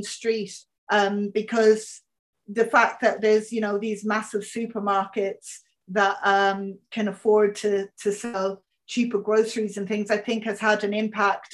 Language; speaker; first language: English; native; English